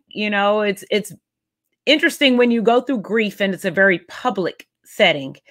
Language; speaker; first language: English; native; English